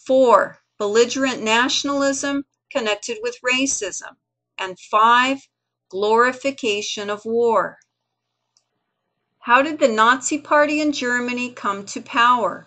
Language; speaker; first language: English; native; English